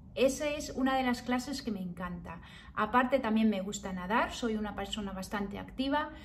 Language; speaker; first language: Spanish; early bilingual, heritage; Spanish